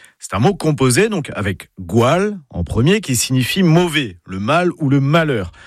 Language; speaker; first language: French; native; French